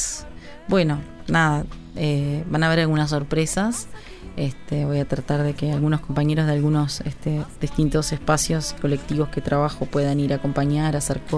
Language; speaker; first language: Spanish; native; Spanish